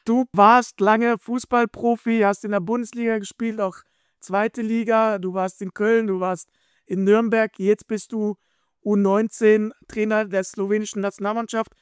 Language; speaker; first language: German; native; German